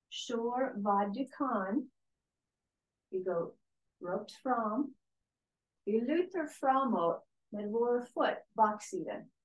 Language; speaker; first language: Swedish; non-native, learner; English